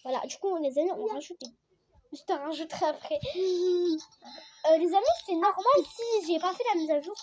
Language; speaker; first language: French; native; French